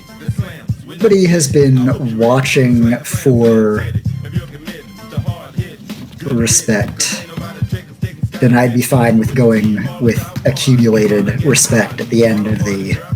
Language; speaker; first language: English; native; English